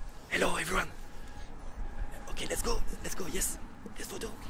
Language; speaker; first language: English; non-native, learner; French